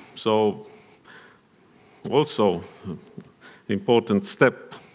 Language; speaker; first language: English; non-native, fluent; Estonian